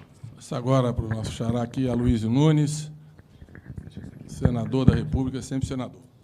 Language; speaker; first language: Portuguese; native; Portuguese